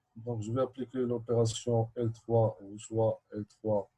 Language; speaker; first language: French; non-native, local second language; Arabic